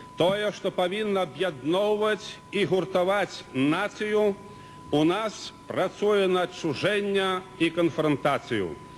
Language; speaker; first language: Belarusian; native; Belarusian